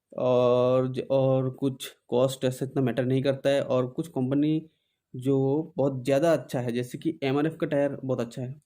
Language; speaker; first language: Hindi; non-native, local second language; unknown